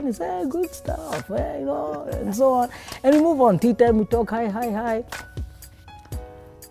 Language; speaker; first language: English; non-native, local second language; Kikuyu